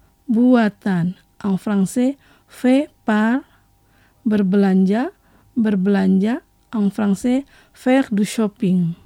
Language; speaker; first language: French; non-native, local second language; Indonesian